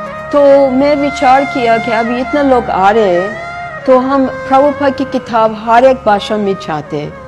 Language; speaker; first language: Hindi; non-native, fluent; English